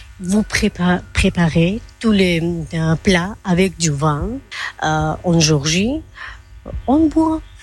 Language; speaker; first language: French; non-native, learner; Georgian